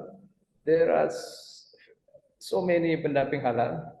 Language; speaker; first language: English; non-native, fluent; Banjar